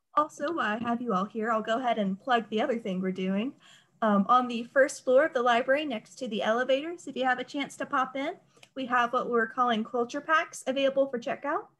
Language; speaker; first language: English; native; English